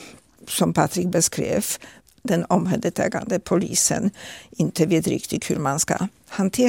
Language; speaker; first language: Swedish; non-native, fluent; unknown